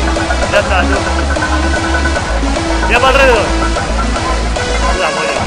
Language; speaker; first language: Spanish; native; Spanish